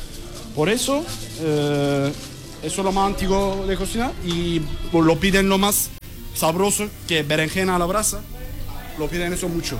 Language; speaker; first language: Spanish; non-native, learner; Turkish